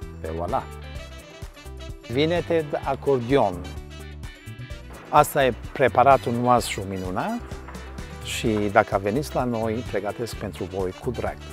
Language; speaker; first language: Romanian; non-native, learner; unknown